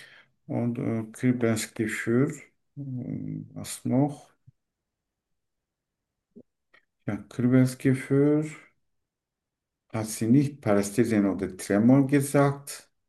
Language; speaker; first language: German; non-native, learner; Turkish